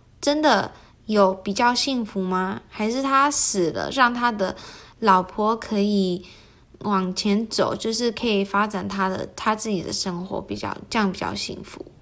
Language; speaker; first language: Chinese; early bilingual, heritage; Chinese